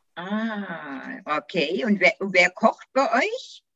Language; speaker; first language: German; native; German